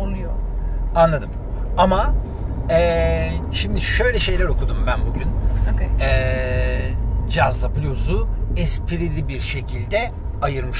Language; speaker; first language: Turkish; native; Turkish